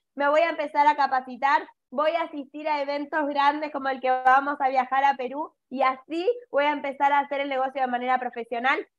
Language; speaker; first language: Spanish; native; Spanish